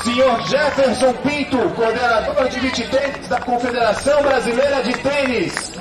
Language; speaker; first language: Portuguese; native; Portuguese